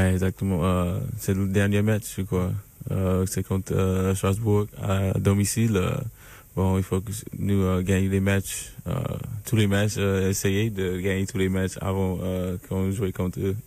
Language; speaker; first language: French; non-native, learner; English